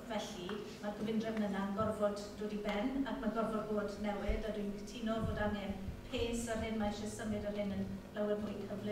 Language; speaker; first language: Welsh; native; Welsh